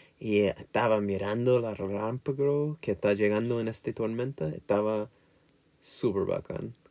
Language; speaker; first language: Spanish; non-native, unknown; English